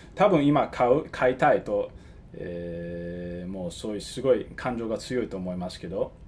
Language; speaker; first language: Japanese; early bilingual, heritage; Japanese